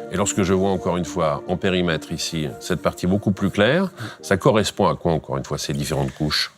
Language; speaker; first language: French; native; French